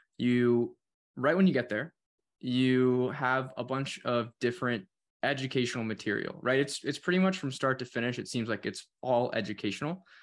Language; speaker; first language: English; native; English